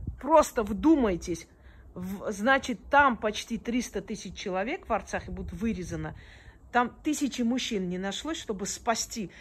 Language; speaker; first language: Russian; early bilingual, other home language; Armenian